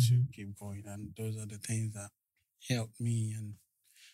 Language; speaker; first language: English; non-native, local second language; Yoruba